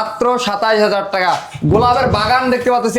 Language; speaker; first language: Bangla; native; Bangla